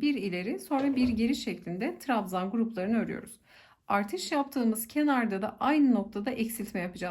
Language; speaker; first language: Turkish; native; Turkish